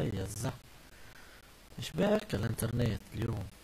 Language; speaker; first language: Arabic; native; Arabic